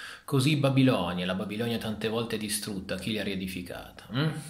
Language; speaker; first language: Italian; native; Italian